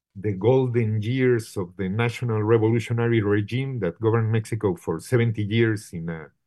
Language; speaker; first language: English; non-native, fluent; Spanish